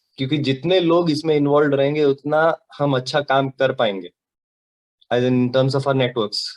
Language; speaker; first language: Hindi; non-native, local second language; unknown